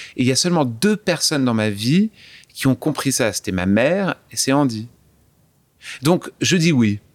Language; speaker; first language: French; early bilingual, other home language; English